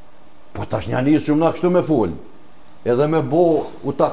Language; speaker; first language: Albanian; native; Albanian